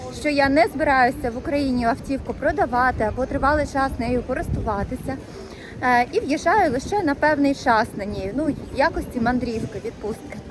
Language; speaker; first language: Ukrainian; native; Ukrainian